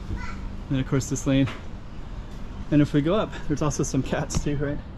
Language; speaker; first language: English; native; English